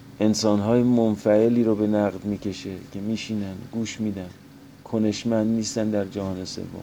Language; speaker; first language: Persian; non-native, local second language; Azerbaijani